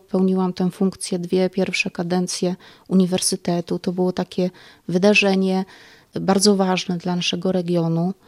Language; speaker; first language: Polish; native; Polish